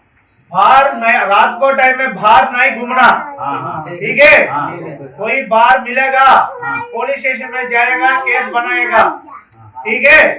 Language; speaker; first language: Hindi; non-native, local second language; Telugu